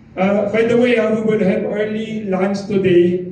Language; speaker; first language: English; non-native, local second language; Filipino